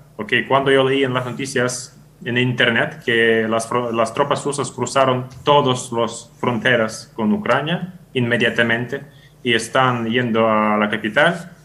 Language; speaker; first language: Spanish; non-native, fluent; Ukrainian